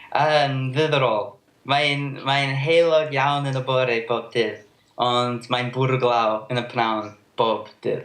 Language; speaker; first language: Welsh; non-native, learner; English